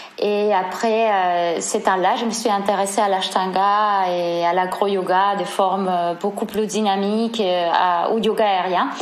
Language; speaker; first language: French; non-native, fluent; Spanish